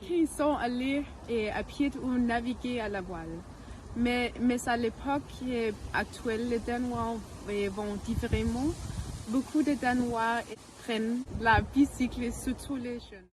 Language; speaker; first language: French; non-native, learner; Danish